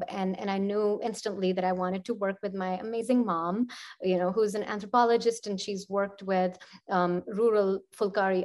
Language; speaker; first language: English; non-native, local second language; Punjabi